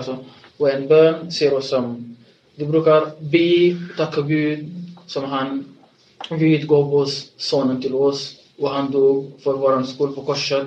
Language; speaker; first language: Swedish; non-native, fluent; Tigrinya